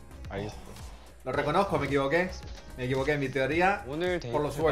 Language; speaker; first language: Spanish; native; Spanish